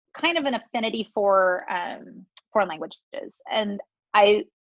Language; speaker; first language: English; native; English